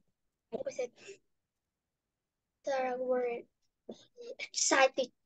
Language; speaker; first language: English; non-native, learner; Vietnamese